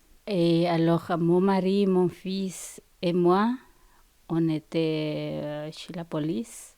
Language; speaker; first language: French; non-native, fluent; Spanish